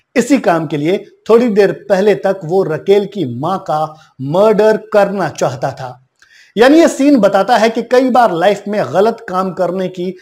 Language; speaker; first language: Hindi; native; Hindi